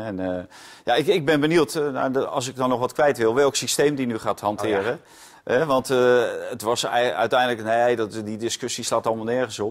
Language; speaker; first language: Dutch; native; Dutch